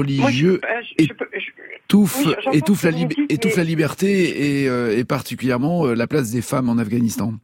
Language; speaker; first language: French; native; French